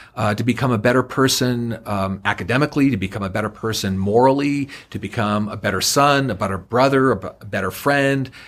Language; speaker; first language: English; native; English